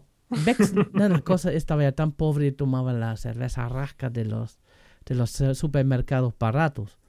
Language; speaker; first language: Spanish; non-native, fluent; German